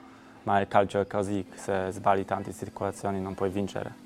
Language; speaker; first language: Italian; non-native, learner; Polish